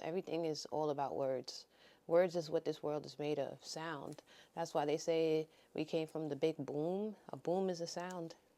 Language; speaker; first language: English; native; English